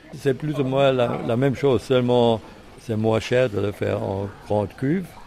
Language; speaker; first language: French; non-native, fluent; German